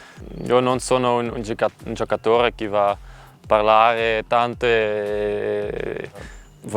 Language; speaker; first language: Italian; non-native, learner; Dutch